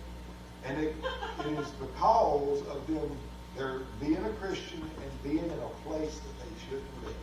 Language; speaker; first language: English; native; English